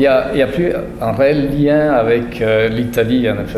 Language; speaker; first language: French; non-native, fluent; Italian